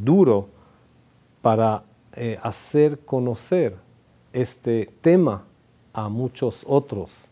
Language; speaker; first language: Spanish; non-native, fluent; Hebrew